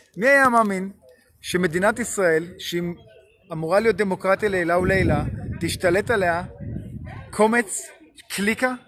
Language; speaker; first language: Hebrew; native; Hebrew